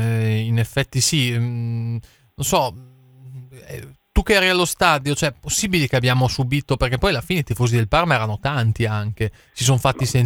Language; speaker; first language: Italian; native; Italian